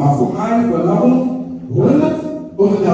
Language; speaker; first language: Dutch; non-native, learner; Lingala